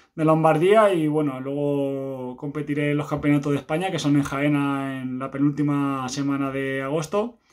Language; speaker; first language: Spanish; native; Spanish